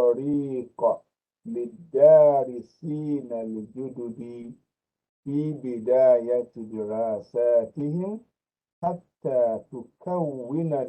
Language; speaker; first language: Arabic; non-native, fluent; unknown